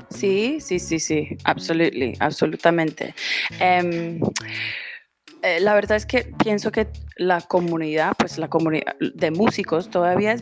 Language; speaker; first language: Spanish; early bilingual, heritage; Spanish